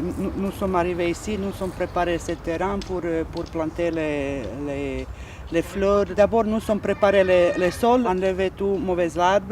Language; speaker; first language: French; non-native, learner; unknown